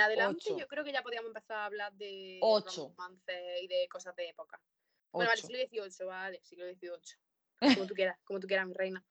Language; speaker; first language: Spanish; native; Spanish